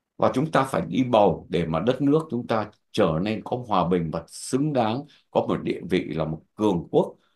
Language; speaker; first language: Vietnamese; native; Vietnamese